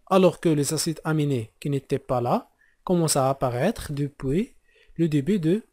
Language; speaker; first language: French; non-native, local second language; Arabic